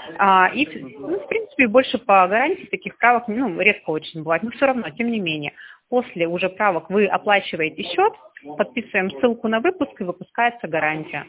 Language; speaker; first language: Russian; native; Russian